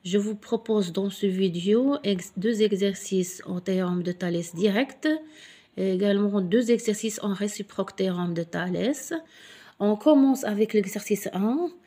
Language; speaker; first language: French; non-native, local second language; Arabic